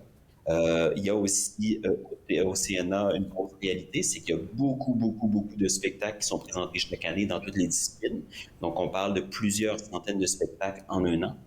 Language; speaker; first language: French; native; French